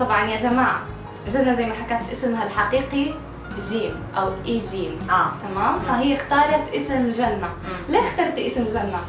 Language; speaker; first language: Arabic; native; Arabic